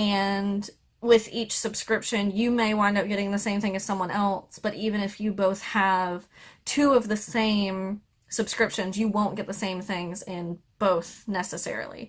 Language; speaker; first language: English; native; English